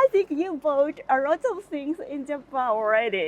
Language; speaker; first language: English; non-native, learner; Japanese